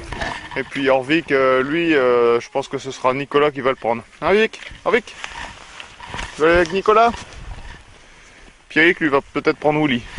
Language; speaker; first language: French; native; French